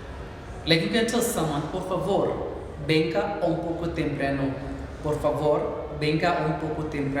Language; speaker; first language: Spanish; non-native, learner; English